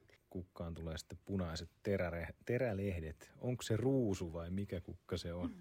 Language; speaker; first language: Finnish; native; Finnish